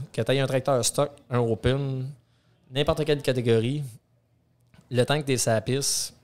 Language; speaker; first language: French; native; French